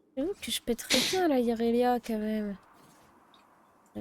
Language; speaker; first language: French; native; French